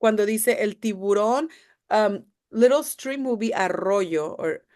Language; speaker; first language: Spanish; non-native, fluent; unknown